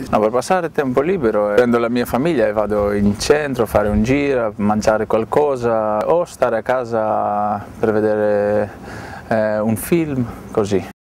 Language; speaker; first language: Italian; non-native, fluent; Greek